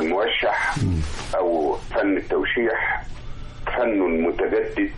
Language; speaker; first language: Arabic; native; Arabic